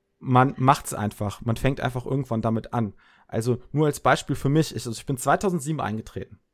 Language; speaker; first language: German; early bilingual, other home language; Serbian